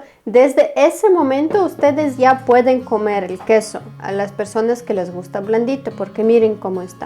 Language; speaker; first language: Spanish; non-native, fluent; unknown